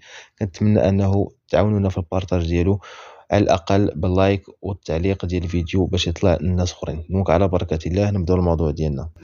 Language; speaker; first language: Arabic; native; Arabic